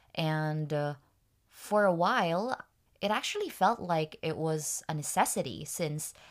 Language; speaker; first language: English; non-native, local second language; Waray